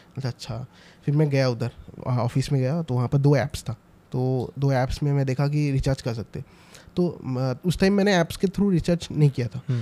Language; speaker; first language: Hindi; non-native, local second language; Assamese